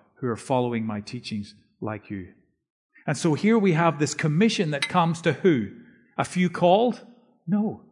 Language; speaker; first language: English; native; English